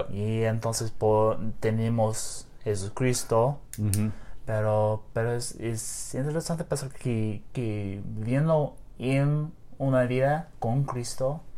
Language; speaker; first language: Spanish; non-native, learner; English